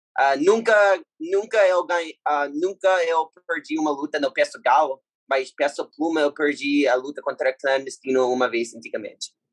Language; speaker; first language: Portuguese; non-native, learner; English